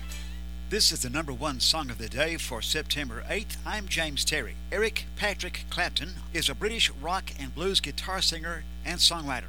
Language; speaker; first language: English; native; English